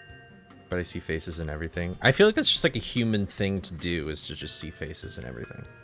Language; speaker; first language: English; native; English